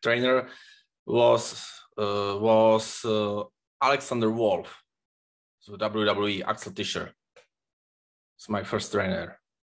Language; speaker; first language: English; non-native, learner; Czech